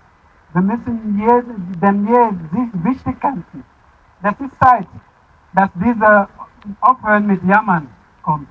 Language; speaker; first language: German; non-native, fluent; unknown